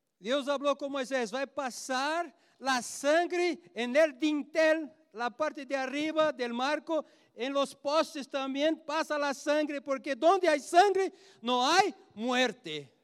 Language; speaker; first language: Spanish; non-native, learner; Portuguese